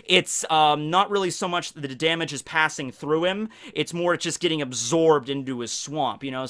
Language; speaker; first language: English; native; English